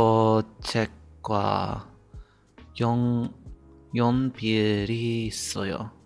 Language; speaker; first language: Korean; non-native, learner; English